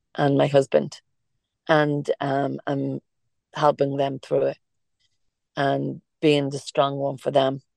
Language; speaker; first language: English; native; English